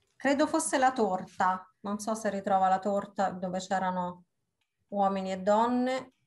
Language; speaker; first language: Italian; native; Italian